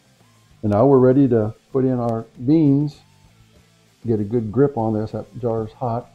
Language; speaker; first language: English; native; English